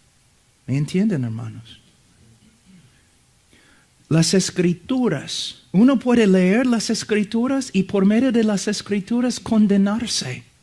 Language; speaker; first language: Spanish; non-native, fluent; English